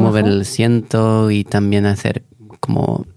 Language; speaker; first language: Spanish; non-native, fluent; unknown